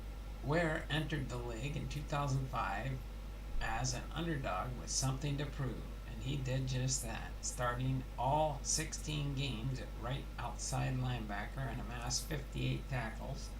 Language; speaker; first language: English; native; English